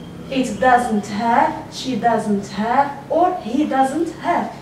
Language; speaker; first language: English; non-native, fluent; Arabic